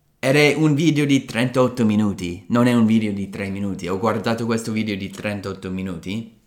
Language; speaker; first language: Italian; non-native, fluent; English